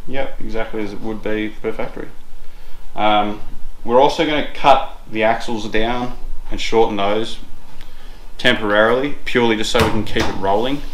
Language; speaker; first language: English; native; English